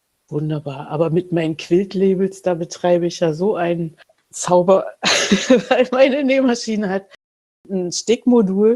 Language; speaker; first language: German; native; German